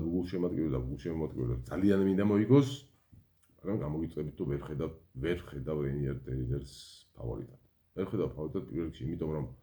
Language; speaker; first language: Georgian; native; Georgian